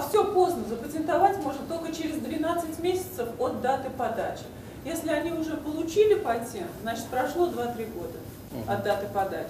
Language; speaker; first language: Russian; native; Russian